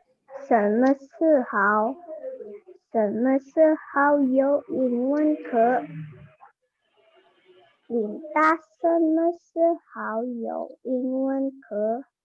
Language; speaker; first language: Chinese; non-native, learner; Indonesian